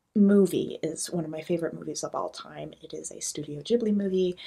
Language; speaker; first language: English; native; English